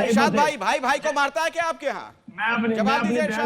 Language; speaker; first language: Hindi; native; Hindi